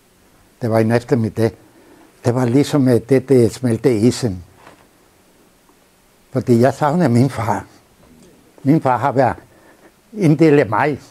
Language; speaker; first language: Danish; non-native, fluent; Spanish